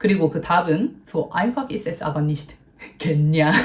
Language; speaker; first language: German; non-native, fluent; Korean